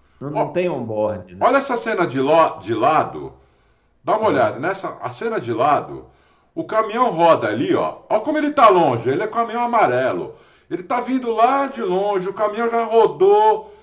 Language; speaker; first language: Portuguese; native; Portuguese